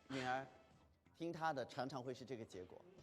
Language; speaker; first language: Chinese; native; Chinese